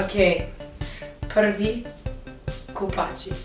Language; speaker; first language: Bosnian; non-native, learner; English